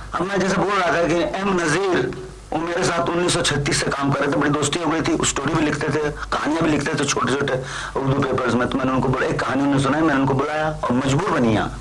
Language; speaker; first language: Hindi; non-native, local second language; Bangla